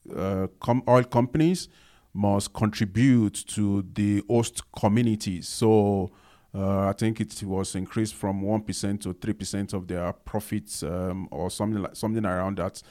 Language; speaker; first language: English; non-native, local second language; Yoruba